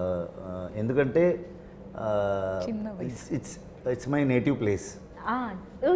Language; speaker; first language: Telugu; non-native, learner; Kannada